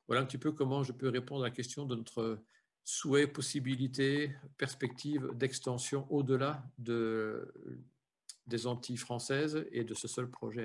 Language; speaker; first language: French; native; French